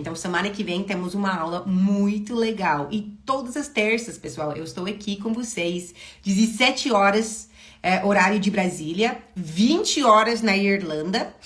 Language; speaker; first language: Portuguese; non-native, fluent; English